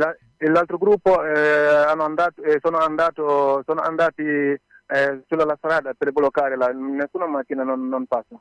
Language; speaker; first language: Italian; non-native, learner; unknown